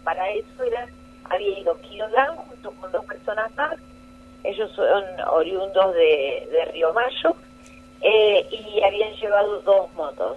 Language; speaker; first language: Spanish; native; Spanish